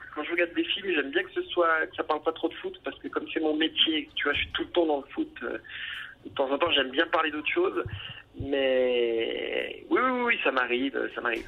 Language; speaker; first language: French; native; French